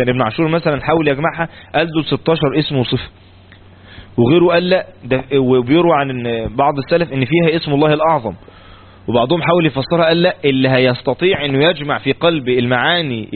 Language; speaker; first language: Arabic; native; Arabic